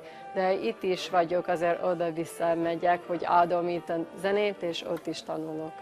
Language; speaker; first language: Hungarian; non-native, fluent; English